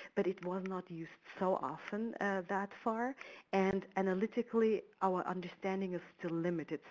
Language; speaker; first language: English; non-native, fluent; German